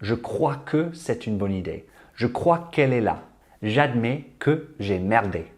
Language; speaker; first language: French; non-native, fluent; English